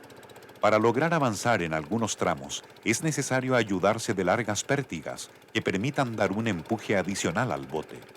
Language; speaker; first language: Spanish; native; Spanish